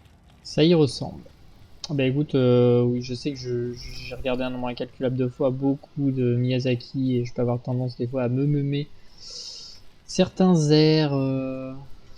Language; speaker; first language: French; native; French